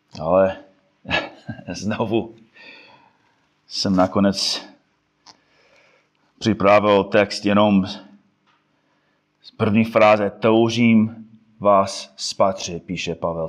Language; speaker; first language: Czech; non-native, fluent; English